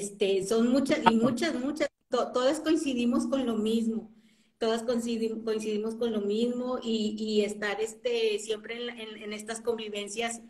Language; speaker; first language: Spanish; native; Spanish